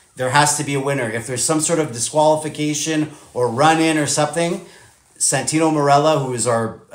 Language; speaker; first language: English; native; English